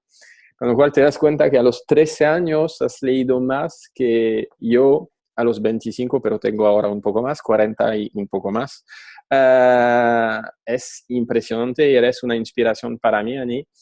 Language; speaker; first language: Spanish; non-native, fluent; French